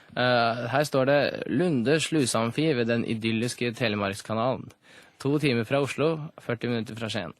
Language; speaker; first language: Norwegian; early bilingual, other home language; Russian